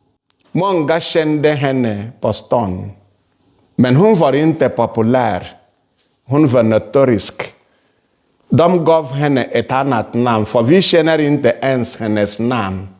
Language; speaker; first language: Swedish; non-native, fluent; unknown